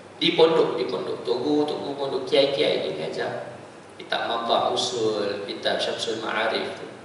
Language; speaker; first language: Malay; native; Malay